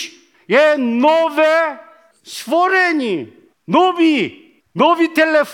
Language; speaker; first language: Czech; non-native, fluent; Korean